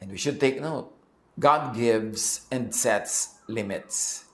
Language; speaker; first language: English; non-native, local second language; Filipino